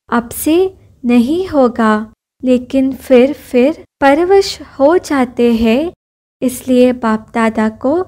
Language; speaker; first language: Hindi; non-native, local second language; Kannada